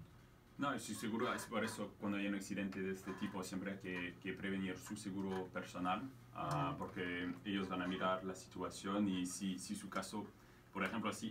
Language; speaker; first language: Spanish; non-native, fluent; French